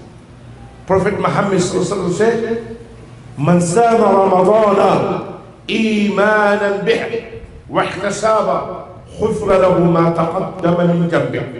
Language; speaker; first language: Arabic; non-native, fluent; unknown